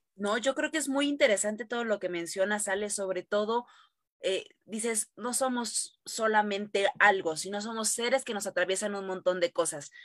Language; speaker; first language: Spanish; native; Spanish